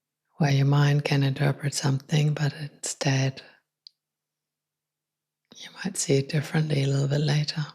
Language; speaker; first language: English; non-native, fluent; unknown